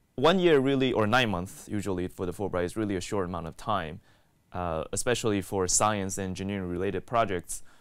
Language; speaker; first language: English; native; English